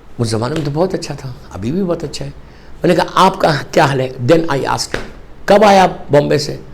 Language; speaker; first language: Urdu; native; Urdu